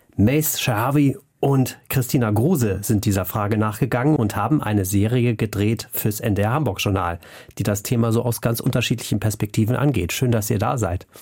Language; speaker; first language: German; native; German